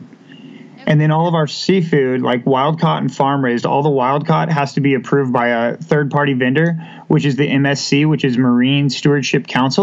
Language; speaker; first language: English; native; English